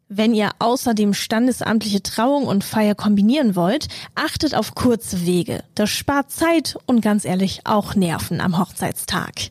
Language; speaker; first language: German; native; German